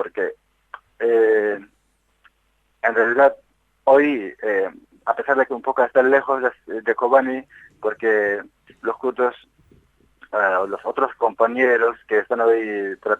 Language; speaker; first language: Spanish; non-native, fluent; Kurdish